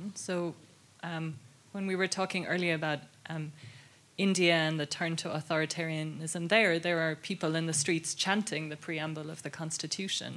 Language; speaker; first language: English; native; English